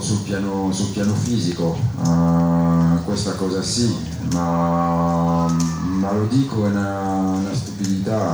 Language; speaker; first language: Italian; non-native, fluent; French